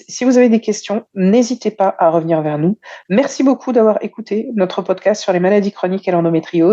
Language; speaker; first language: French; native; French